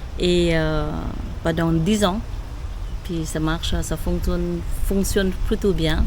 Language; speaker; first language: French; non-native, fluent; Thai